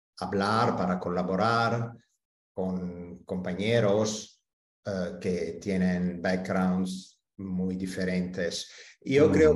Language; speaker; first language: Spanish; non-native, fluent; Italian